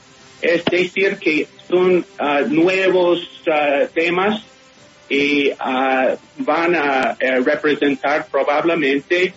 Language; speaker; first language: Spanish; non-native, fluent; English